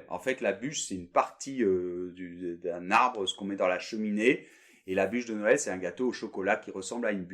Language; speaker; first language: French; native; French